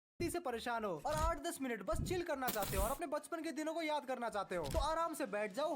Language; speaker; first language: Hindi; early bilingual, other home language; Nepali